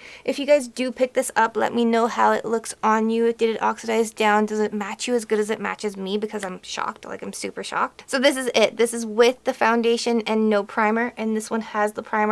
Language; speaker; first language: English; native; English